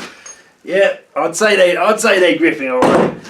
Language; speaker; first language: English; native; English